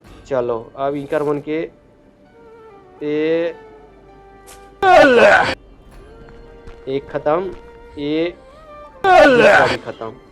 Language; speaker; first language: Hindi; non-native, local second language; Chhattisgarhi